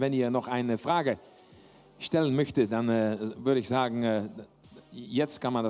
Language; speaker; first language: German; non-native, learner; Dutch